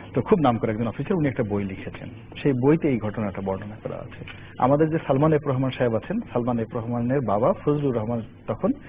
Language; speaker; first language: Bangla; native; Bangla